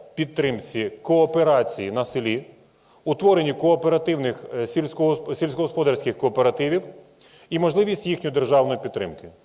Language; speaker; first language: Ukrainian; native; Ukrainian